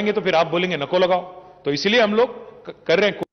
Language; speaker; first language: Hindi; non-native, local second language; Telugu